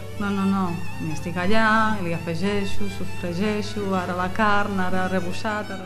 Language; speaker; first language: Catalan; non-native, fluent; Slovak